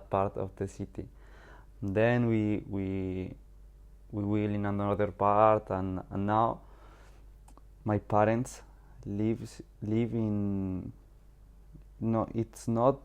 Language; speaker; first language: English; non-native, learner; Spanish